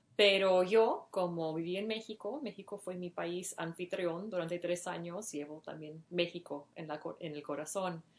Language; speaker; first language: Spanish; non-native, fluent; English